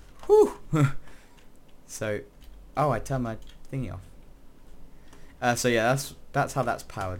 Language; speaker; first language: English; native; English